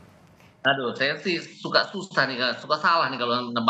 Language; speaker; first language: Indonesian; native; Indonesian